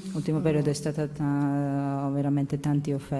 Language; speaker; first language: Italian; non-native, learner; Georgian